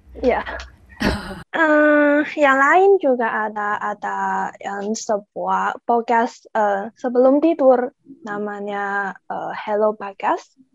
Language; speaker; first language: Indonesian; non-native, learner; Chinese